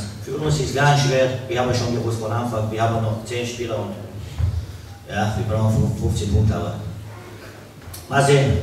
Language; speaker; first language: German; non-native, fluent; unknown